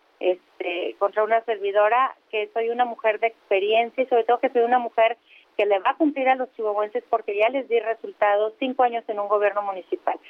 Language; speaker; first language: Spanish; native; Spanish